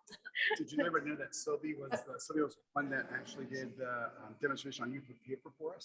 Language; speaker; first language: English; native; English